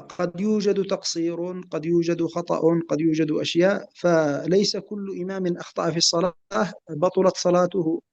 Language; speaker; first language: Arabic; native; Arabic